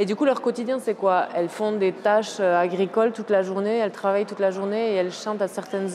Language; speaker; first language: French; native; French